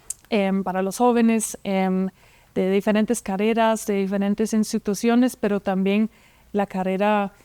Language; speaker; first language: Spanish; non-native, fluent; German